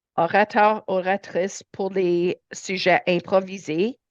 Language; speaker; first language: French; non-native, learner; English